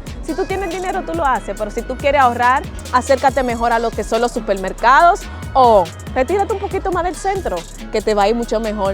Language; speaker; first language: Spanish; native; Spanish